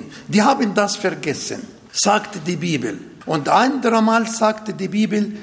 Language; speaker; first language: German; non-native, fluent; Arabic